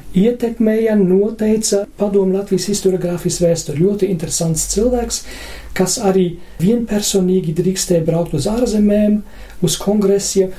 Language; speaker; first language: Latvian; non-native, fluent; German